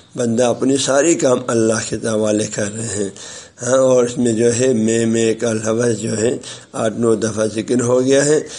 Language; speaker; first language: Urdu; non-native, local second language; Balti